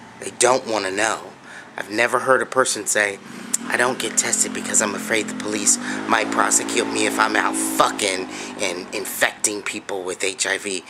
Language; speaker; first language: English; native; English